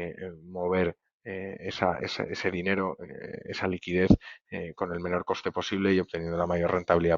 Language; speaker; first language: Spanish; native; Spanish